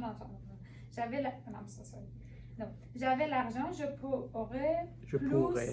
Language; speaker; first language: French; non-native, learner; Persian